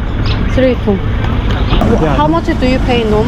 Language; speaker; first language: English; non-native, fluent; Korean